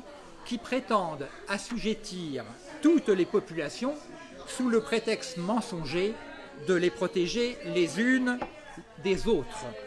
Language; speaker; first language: French; native; French